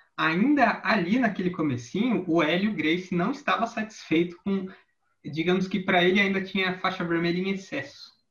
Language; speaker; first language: Portuguese; native; Portuguese